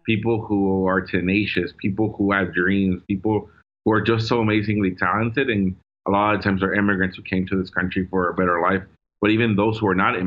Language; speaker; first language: English; early bilingual, other home language; Spanish